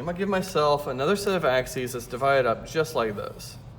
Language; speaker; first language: English; native; English